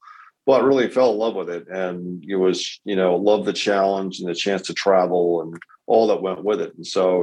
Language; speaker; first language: English; native; English